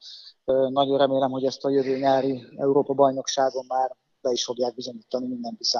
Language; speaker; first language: Hungarian; native; Hungarian